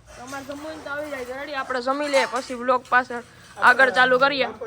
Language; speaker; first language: Gujarati; native; Gujarati